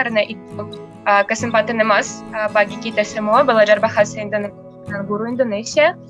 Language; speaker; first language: Indonesian; non-native, fluent; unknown